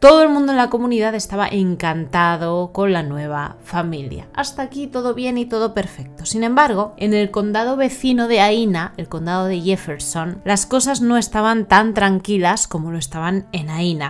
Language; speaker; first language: Spanish; native; Spanish